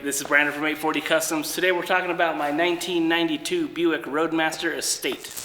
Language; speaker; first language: English; native; English